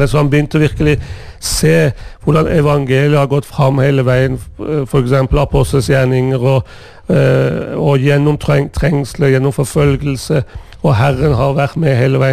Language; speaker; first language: Swedish; non-native, fluent; Persian